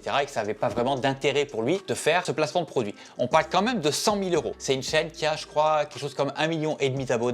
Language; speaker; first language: French; native; French